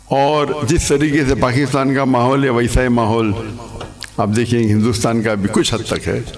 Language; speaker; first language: Urdu; non-native, local second language; English